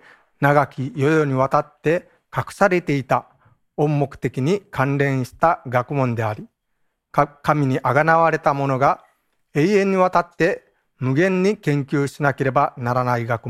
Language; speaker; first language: Japanese; native; Japanese